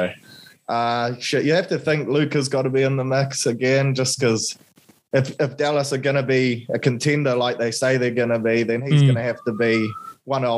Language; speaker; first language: English; native; English